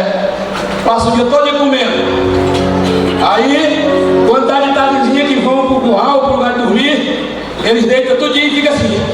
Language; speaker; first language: Portuguese; native; Portuguese